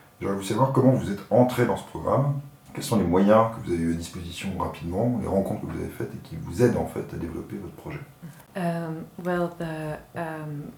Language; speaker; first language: French; native; French